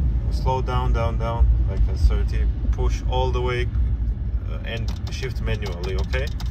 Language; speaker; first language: English; non-native, fluent; Georgian